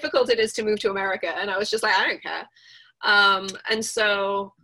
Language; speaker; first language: English; native; English